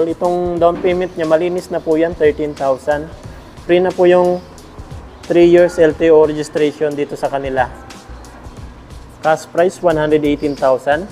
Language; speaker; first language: Filipino; native; Filipino